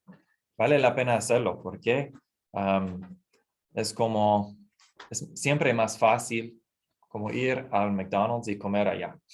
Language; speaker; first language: Spanish; non-native, fluent; English